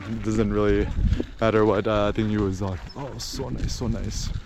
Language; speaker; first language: English; early bilingual, other home language; Korean